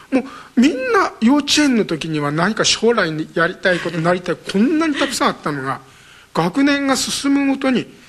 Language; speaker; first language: Japanese; native; Japanese